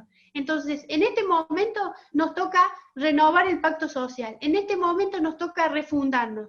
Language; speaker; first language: Spanish; native; Spanish